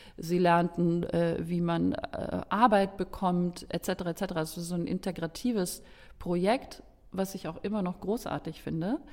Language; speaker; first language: German; early bilingual, other home language; Lithuanian